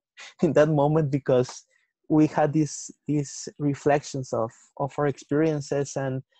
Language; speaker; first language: English; non-native, fluent; Spanish